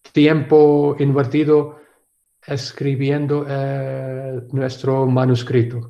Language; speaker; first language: Spanish; non-native, learner; Urdu